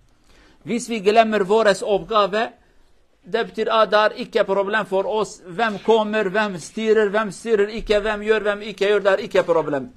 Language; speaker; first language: Norwegian; non-native, fluent; Kurdish